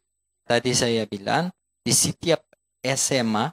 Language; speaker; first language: Indonesian; non-native, fluent; Turkish